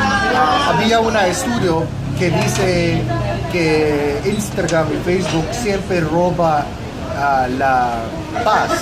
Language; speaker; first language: Spanish; non-native, fluent; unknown